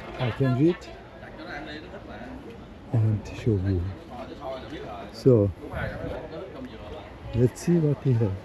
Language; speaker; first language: English; non-native, learner; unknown